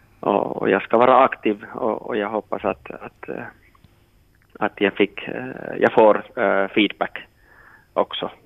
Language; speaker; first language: Swedish; non-native, local second language; Finnish